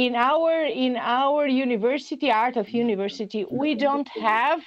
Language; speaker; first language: English; non-native, learner; Albanian